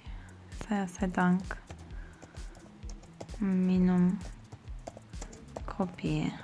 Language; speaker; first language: Indonesian; non-native, learner; Turkish